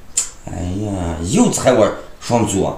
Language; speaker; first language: Chinese; native; Chinese